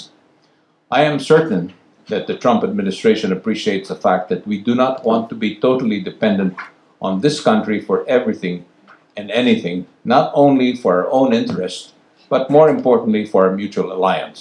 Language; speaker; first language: English; non-native, local second language; Filipino